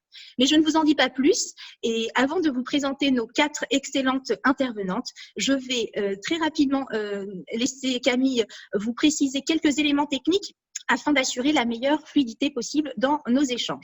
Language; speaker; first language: French; native; French